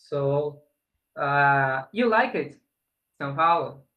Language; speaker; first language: English; non-native, learner; Portuguese